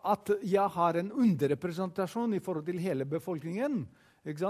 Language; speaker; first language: Norwegian; non-native, fluent; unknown